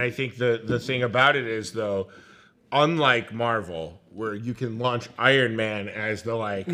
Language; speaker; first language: English; native; English